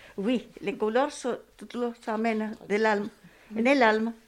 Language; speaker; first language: French; non-native, learner; Spanish